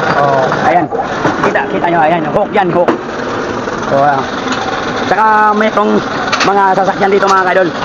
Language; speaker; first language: Filipino; non-native, local second language; Cebuano